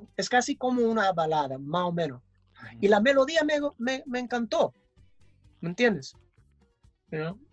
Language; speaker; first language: Spanish; early bilingual, heritage; English